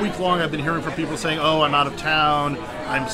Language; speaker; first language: English; native; English